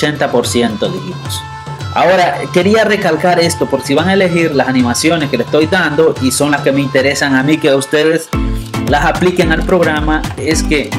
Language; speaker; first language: Spanish; native; Spanish